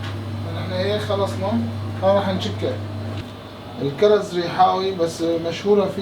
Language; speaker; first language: Arabic; native; Arabic